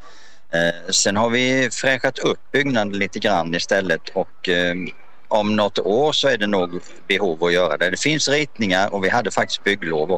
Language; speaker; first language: Swedish; native; Swedish